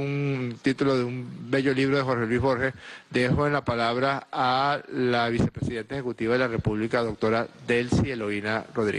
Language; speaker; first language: Spanish; native; Spanish